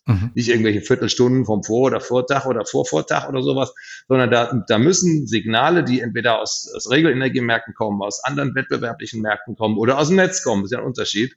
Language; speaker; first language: German; native; German